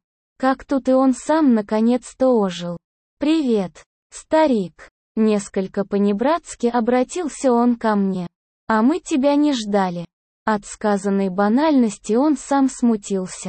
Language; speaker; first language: Russian; native; Russian